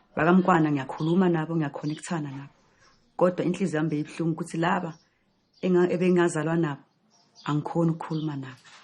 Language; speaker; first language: Zulu; native; Zulu